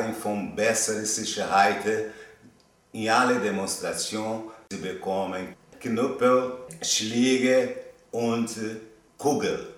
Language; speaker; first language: German; non-native, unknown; Portuguese